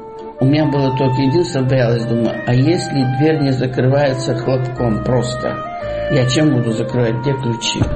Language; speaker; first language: Russian; native; Russian